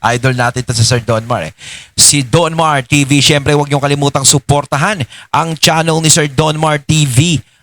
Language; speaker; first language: Filipino; native; Filipino